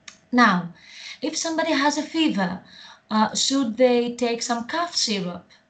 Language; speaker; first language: English; non-native, fluent; Greek